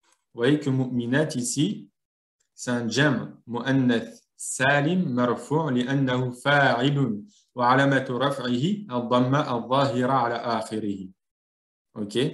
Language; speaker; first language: Arabic; non-native, fluent; French